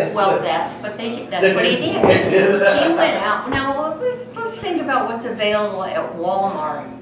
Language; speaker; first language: English; native; English